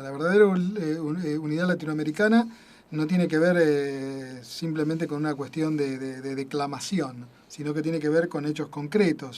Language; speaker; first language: Spanish; native; Spanish